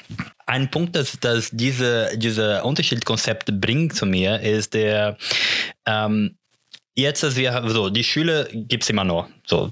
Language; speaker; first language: German; non-native, learner; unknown